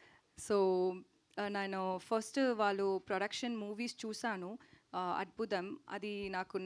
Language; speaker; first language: Telugu; non-native, learner; Tamil